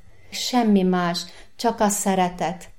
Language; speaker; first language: Hungarian; non-native, fluent; Arabic